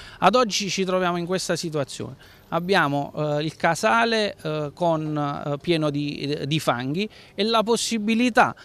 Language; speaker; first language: Italian; native; Italian